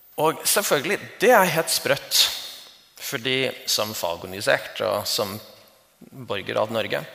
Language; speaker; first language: Norwegian; non-native, fluent; English